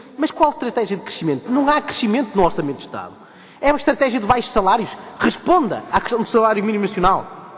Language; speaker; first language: Portuguese; early bilingual, heritage; Portuguese